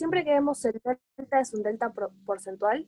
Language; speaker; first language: Spanish; native; Spanish